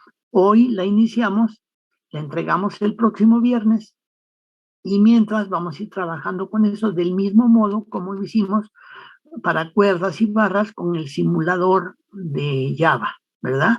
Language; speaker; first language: Spanish; native; Spanish